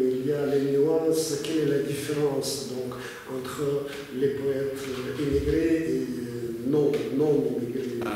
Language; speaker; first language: French; non-native, fluent; Russian